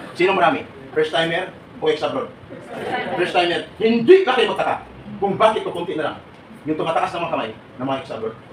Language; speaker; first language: Filipino; native; Filipino